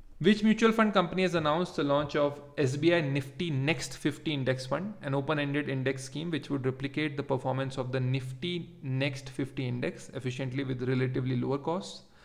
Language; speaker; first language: English; non-native, local second language; Hindi